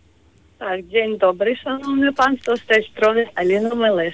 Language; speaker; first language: Polish; non-native, learner; Ukrainian